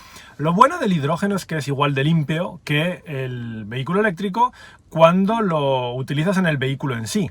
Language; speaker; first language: Spanish; native; Spanish